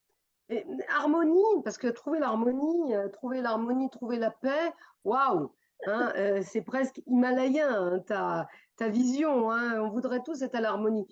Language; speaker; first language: French; native; French